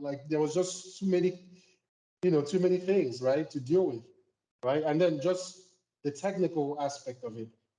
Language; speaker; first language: English; non-native, local second language; Igbo